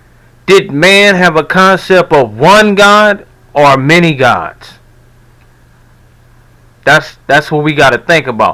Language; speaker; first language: English; native; English